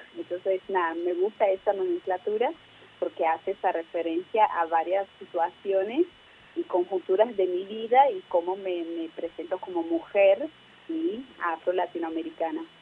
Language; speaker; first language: Spanish; non-native, fluent; Portuguese